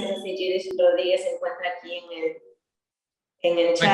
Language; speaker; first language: Spanish; native; Spanish